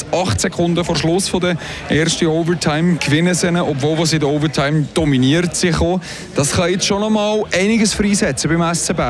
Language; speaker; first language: German; native; German